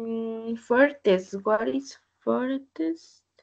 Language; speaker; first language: English; non-native, learner; Spanish